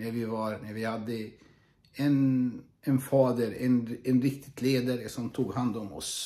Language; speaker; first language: Swedish; non-native, fluent; Arabic